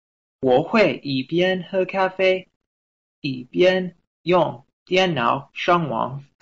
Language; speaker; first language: Chinese; non-native, learner; English